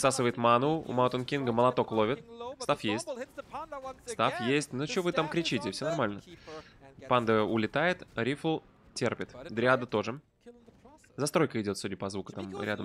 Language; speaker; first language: Russian; native; Russian